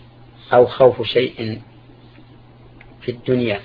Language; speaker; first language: Arabic; native; Arabic